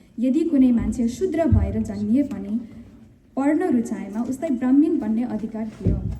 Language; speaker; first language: Nepali; early bilingual, heritage; Nepali